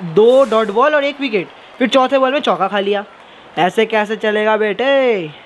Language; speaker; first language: Hindi; non-native, local second language; Bangla